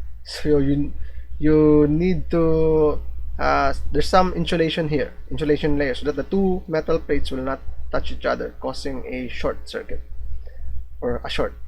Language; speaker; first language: English; non-native, local second language; Filipino